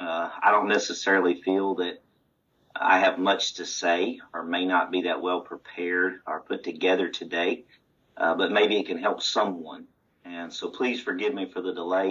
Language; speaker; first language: English; native; English